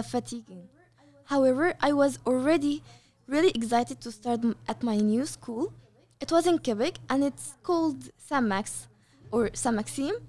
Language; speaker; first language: English; non-native, fluent; Arabic